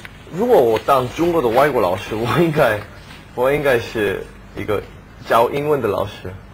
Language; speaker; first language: Chinese; non-native, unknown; English